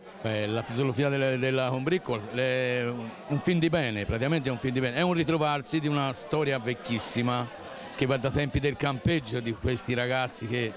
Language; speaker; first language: Italian; native; Italian